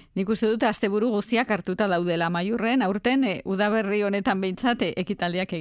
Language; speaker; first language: Basque; native; Basque